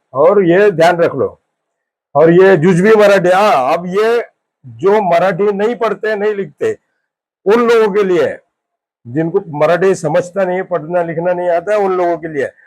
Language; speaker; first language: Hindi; native; Hindi